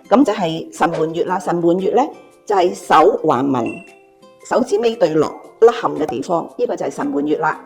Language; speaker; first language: Cantonese; native; Cantonese